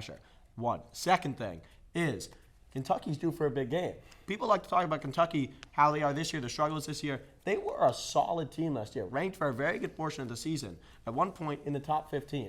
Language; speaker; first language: English; native; English